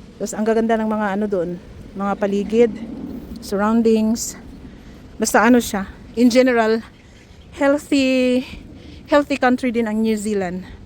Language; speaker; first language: Filipino; native; Filipino